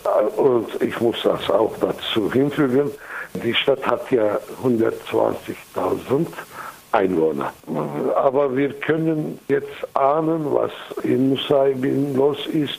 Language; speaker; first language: German; non-native, fluent; Kurdish